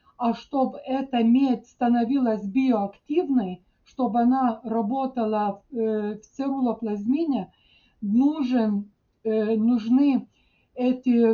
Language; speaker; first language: Russian; non-native, fluent; Lithuanian